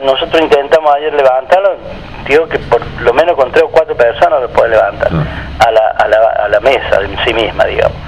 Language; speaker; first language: Spanish; native; Spanish